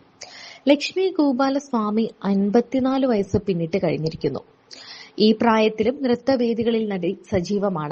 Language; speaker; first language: Malayalam; native; Malayalam